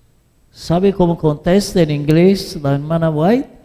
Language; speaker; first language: Spanish; non-native, fluent; Italian